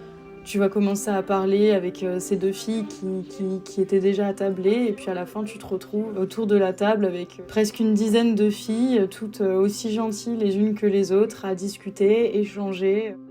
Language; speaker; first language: French; native; French